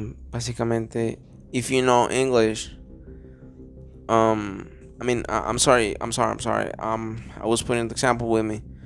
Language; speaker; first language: English; non-native, fluent; Spanish